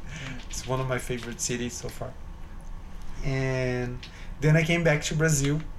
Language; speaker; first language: English; non-native, fluent; Portuguese